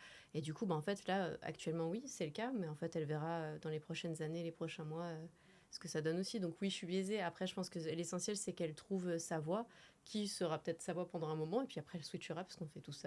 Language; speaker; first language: French; native; French